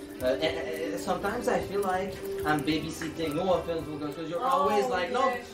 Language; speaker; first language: English; non-native, fluent; French